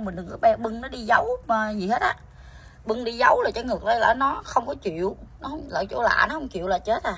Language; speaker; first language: Vietnamese; native; Vietnamese